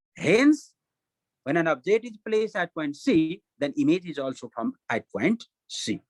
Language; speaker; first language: English; non-native, local second language; Nepali